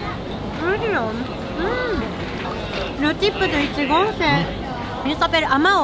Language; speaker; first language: French; non-native, learner; Japanese